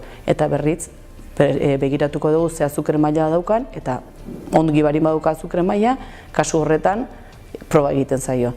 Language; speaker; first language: Basque; native; Basque